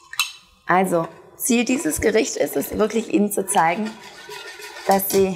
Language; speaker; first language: German; native; German